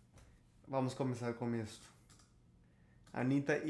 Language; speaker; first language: Portuguese; non-native, learner; Spanish